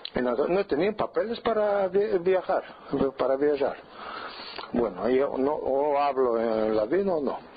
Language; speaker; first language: Spanish; non-native, fluent; Greek